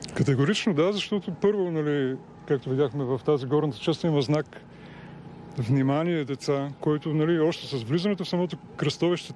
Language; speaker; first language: Bulgarian; native; Bulgarian